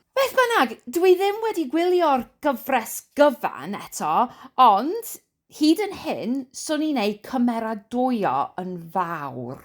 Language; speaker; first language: Welsh; non-native, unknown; English